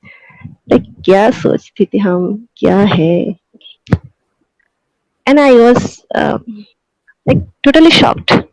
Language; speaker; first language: Hindi; non-native, local second language; Bangla